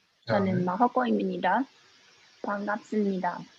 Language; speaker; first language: Korean; non-native, learner; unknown